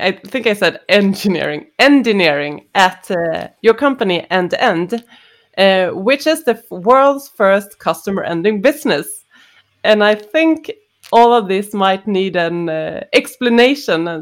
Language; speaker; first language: English; non-native, fluent; Swedish